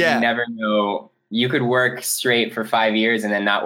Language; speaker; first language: English; native; English